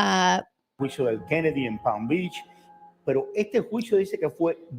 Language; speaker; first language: Spanish; native; Spanish